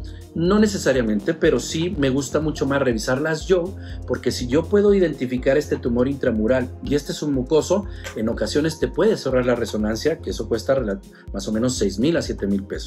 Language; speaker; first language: Spanish; native; Spanish